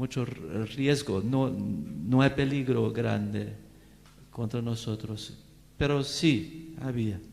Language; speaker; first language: Spanish; non-native, fluent; Portuguese